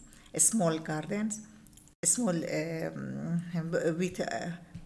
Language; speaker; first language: English; non-native, learner; Persian